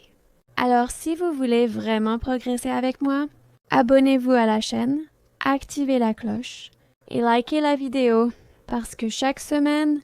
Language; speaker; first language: French; non-native, fluent; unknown